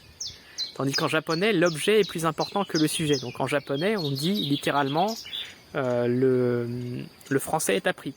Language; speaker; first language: French; native; French